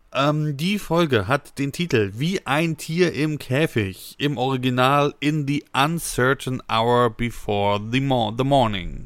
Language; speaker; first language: German; native; German